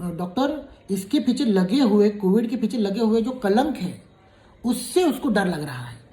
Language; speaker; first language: Hindi; native; Hindi